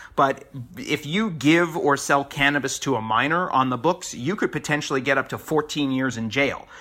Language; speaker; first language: English; native; English